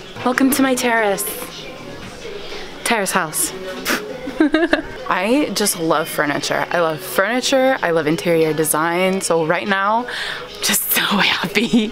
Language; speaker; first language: English; native; English